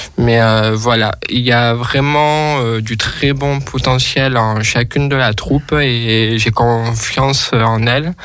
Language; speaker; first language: French; native; French